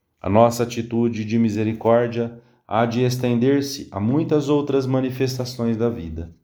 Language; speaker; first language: Portuguese; native; Portuguese